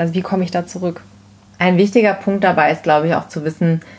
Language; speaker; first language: German; native; German